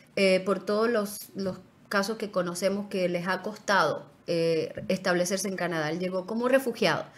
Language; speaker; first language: Spanish; native; Spanish